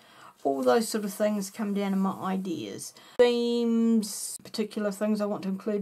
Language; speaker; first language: English; native; English